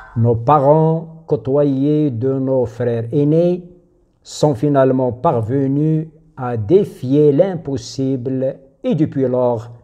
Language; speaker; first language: French; non-native, local second language; Arabic